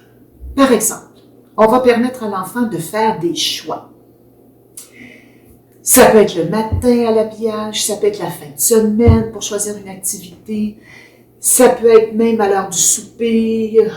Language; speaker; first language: French; native; French